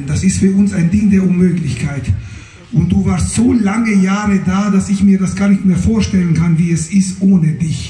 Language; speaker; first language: German; native; German